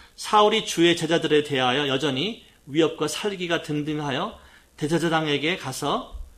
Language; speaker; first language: Korean; native; Korean